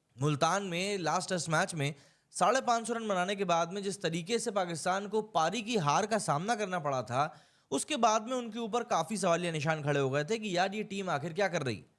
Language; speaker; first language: Hindi; native; Hindi